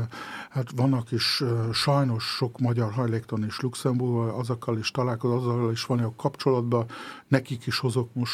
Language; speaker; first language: Hungarian; early bilingual, heritage; Hungarian